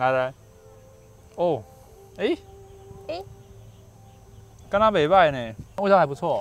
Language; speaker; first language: Chinese; native; Chinese